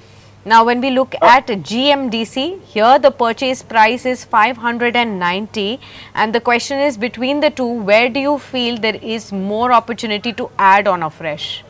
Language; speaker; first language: English; non-native, local second language; Hindi